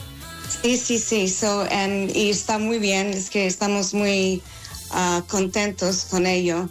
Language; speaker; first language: Spanish; non-native, fluent; English